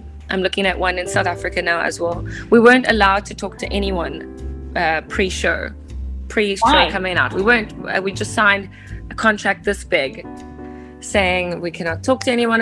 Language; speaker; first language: English; native; English